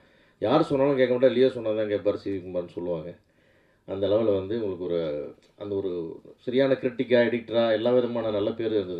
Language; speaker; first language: Tamil; native; Tamil